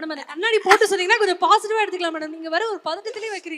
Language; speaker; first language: Tamil; native; Tamil